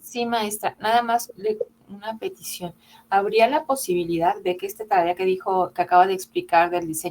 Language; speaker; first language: Spanish; native; Spanish